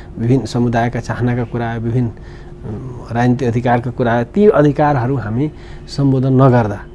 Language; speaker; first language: Nepali; non-native, local second language; Bhojpuri